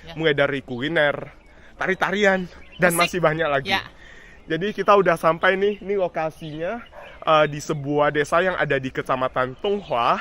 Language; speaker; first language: Indonesian; non-native, fluent; Chinese